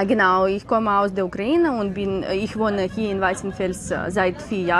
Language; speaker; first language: German; non-native, learner; Ukrainian